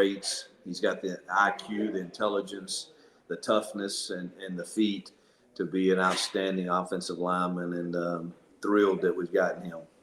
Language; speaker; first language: English; native; English